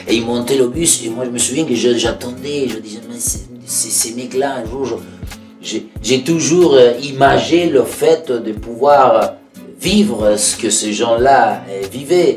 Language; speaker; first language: French; non-native, fluent; Spanish